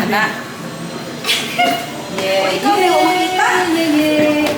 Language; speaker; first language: Filipino; non-native, local second language; Cebuano